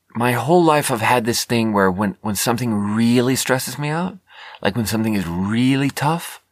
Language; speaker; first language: English; non-native, fluent; Swedish